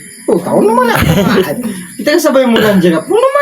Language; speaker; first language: Filipino; non-native, local second language; Bikol